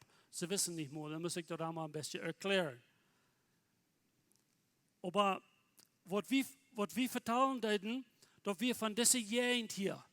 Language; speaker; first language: German; non-native, learner; Plautdietsch